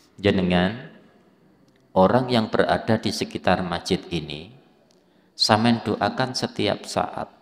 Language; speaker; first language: Indonesian; native; Indonesian